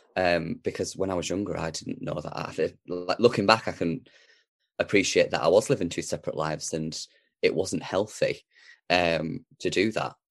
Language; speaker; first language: English; native; English